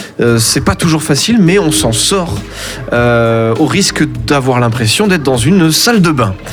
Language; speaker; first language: French; native; French